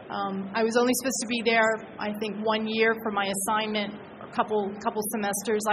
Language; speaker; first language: English; native; English